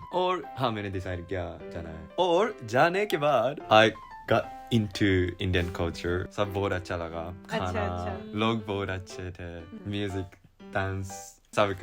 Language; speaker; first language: Hindi; non-native, learner; Japanese